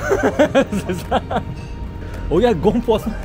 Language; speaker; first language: French; non-native, learner; Japanese